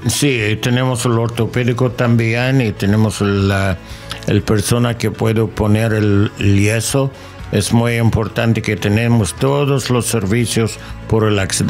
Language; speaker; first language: Spanish; non-native, learner; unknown